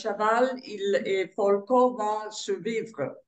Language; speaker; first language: French; non-native, learner; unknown